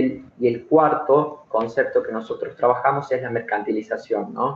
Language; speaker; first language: Spanish; native; Spanish